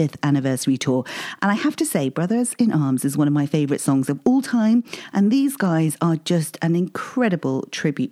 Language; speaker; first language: English; native; English